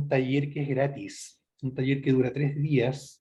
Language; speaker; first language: Spanish; native; Spanish